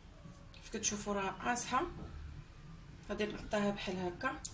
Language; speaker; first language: Arabic; native; Arabic